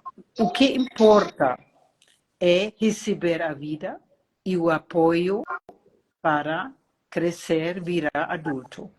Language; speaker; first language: Portuguese; non-native, fluent; German